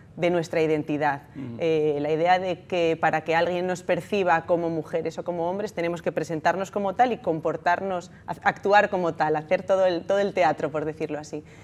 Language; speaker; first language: Spanish; native; Spanish